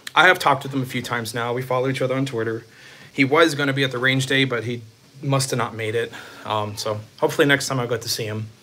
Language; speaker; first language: English; native; English